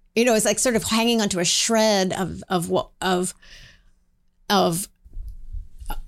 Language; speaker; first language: English; native; English